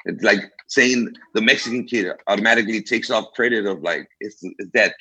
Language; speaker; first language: English; early bilingual, other home language; Spanish